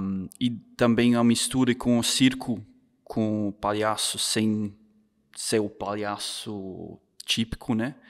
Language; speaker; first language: Portuguese; non-native, fluent; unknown